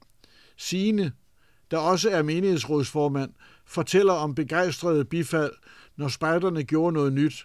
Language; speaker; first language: Danish; native; Danish